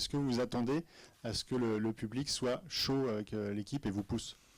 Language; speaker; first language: French; native; French